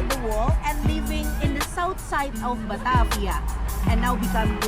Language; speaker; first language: English; non-native, learner; Indonesian